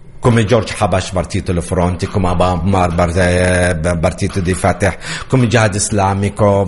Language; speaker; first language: Italian; non-native, learner; Arabic